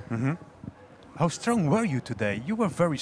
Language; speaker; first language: English; non-native, fluent; Dutch